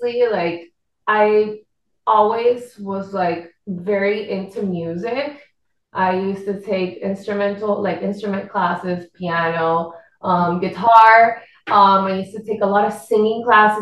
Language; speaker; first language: English; non-native, fluent; Spanish